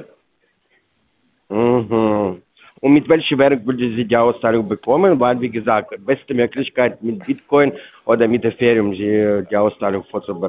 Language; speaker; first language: German; non-native, fluent; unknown